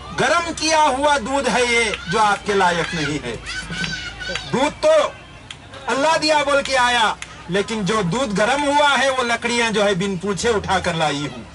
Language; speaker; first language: Urdu; native; Urdu